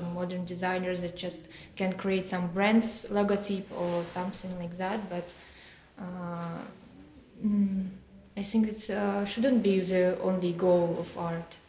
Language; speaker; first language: English; non-native, learner; Russian